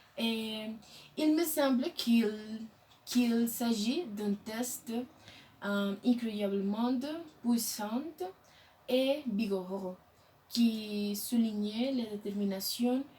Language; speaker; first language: French; non-native, learner; Spanish